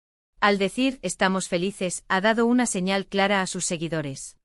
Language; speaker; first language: Spanish; native; Spanish